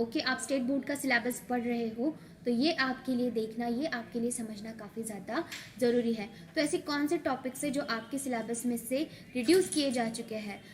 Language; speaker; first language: Hindi; non-native, local second language; Marathi